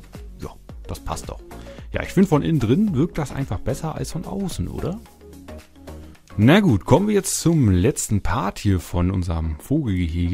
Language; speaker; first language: German; native; German